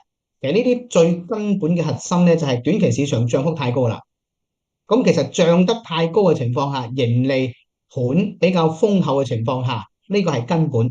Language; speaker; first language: Cantonese; native; Cantonese